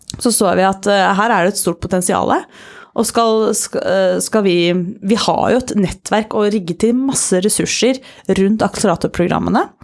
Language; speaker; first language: Norwegian; native; Norwegian